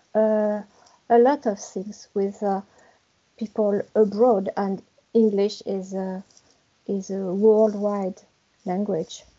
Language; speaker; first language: English; non-native, learner; French